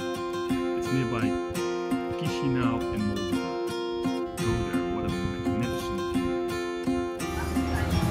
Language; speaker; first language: English; non-native, fluent; Dutch